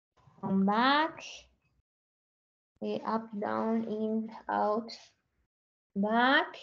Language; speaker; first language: English; non-native, learner; Spanish